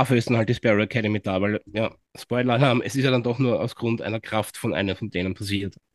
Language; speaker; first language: German; native; German